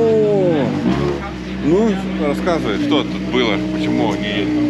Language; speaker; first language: Russian; non-native, fluent; Lithuanian